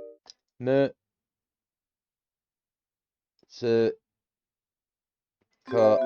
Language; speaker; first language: Japanese; non-native, learner; English